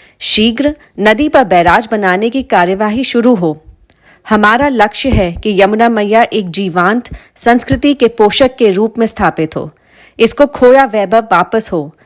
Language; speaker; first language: Hindi; native; Hindi